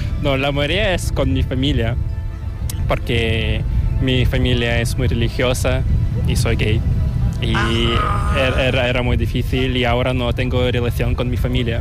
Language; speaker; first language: Spanish; non-native, fluent; Korean